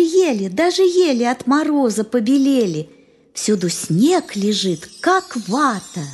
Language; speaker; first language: Russian; native; Russian